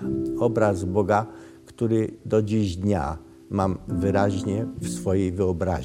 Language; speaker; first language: Polish; early bilingual, other home language; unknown